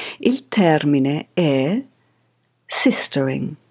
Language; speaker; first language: Italian; non-native, fluent; English